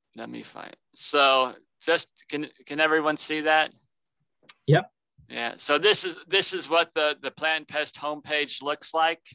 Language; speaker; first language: English; native; English